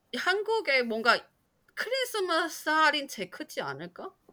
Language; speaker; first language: Korean; non-native, fluent; Chinese